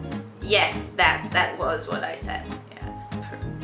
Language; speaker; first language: English; non-native, fluent; Italian